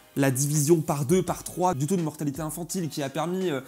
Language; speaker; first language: French; native; French